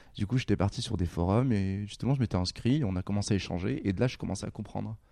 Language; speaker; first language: French; non-native, local second language; Arabic